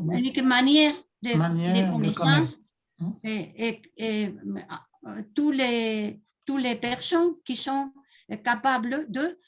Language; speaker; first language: French; non-native, learner; Spanish